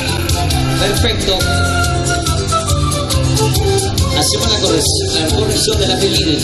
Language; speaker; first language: Spanish; native; Spanish